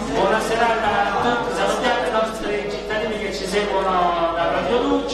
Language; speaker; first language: Italian; native; Italian